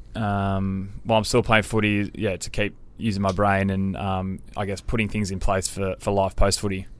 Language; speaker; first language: English; native; English